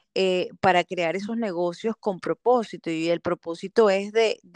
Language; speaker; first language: Spanish; native; Spanish